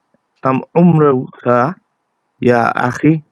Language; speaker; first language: Arabic; non-native, learner; English